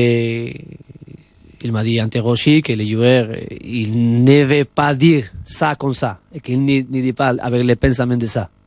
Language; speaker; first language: French; non-native, learner; Spanish